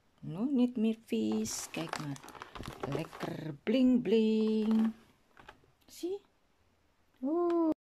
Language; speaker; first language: Dutch; non-native, learner; Indonesian